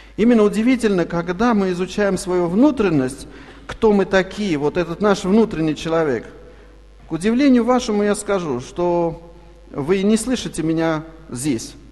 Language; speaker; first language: Russian; non-native, local second language; Armenian